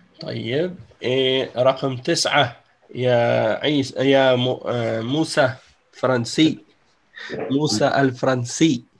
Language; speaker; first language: Arabic; non-native, fluent; French